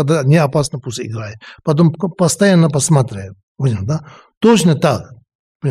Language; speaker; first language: Russian; non-native, learner; Tibetan